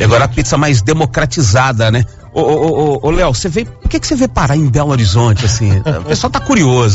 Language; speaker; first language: Portuguese; native; Portuguese